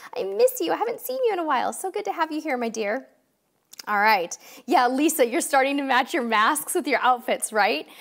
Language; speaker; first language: English; native; English